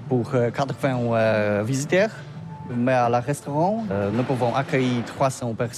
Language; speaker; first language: French; non-native, learner; Polish